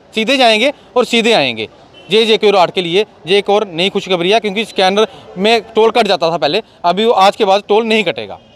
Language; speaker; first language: Hindi; native; Hindi